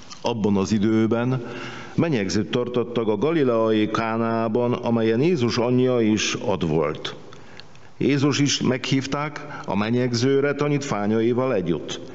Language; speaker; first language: Hungarian; non-native, fluent; Polish